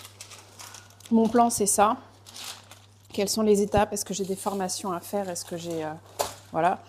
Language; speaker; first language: French; native; French